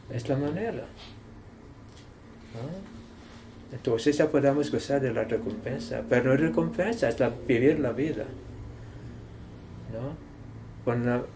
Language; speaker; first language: Spanish; non-native, learner; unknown